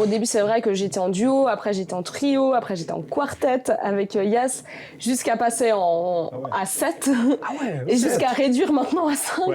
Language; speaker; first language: French; native; French